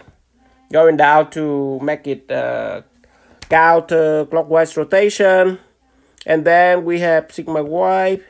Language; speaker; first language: English; non-native, fluent; Vietnamese